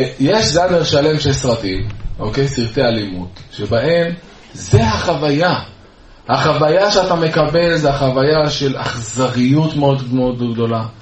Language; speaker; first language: Hebrew; native; Hebrew